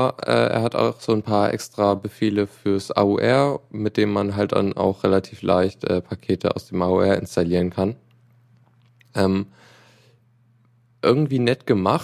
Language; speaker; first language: German; native; German